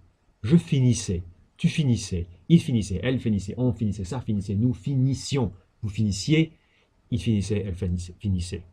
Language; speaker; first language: French; non-native, fluent; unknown